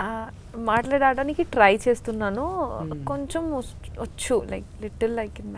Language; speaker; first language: Telugu; non-native, learner; Bangla